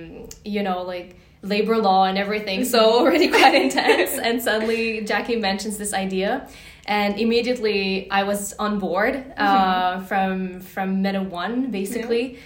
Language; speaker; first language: English; native; English